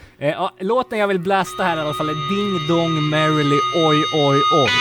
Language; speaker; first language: Swedish; native; Swedish